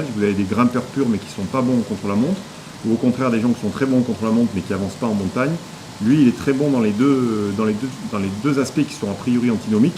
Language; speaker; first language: French; native; French